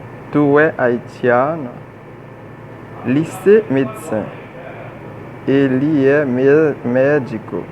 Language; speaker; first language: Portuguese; non-native, learner; Haitian Creole